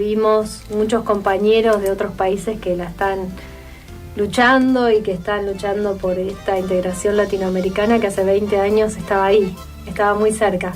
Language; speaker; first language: Spanish; native; Spanish